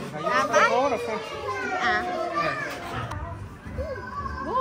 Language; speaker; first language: Dutch; native; Dutch